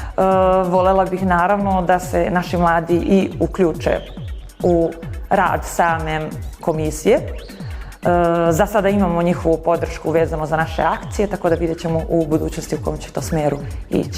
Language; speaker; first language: Bosnian; native; Bosnian